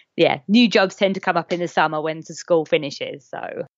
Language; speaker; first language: English; native; English